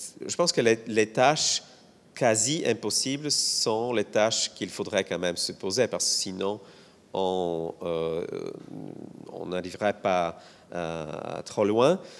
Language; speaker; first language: French; non-native, fluent; Bulgarian